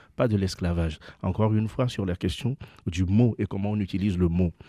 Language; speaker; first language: French; non-native, local second language; Ewe